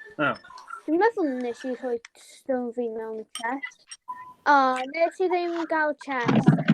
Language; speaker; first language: Welsh; non-native, local second language; English